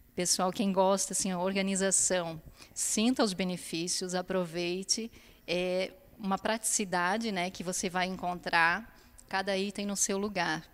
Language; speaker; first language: Portuguese; native; Portuguese